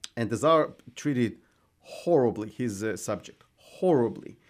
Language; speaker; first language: English; non-native, fluent; Hebrew